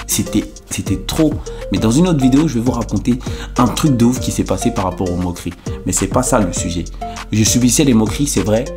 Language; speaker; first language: French; early bilingual, other home language; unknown